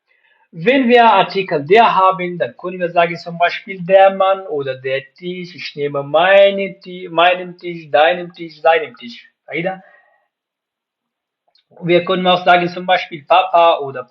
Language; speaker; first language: German; non-native, fluent; Pashto